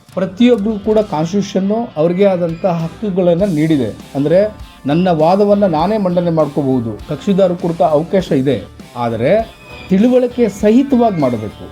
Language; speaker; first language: Kannada; native; Kannada